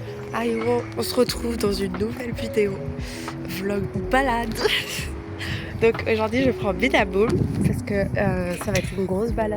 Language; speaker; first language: French; native; French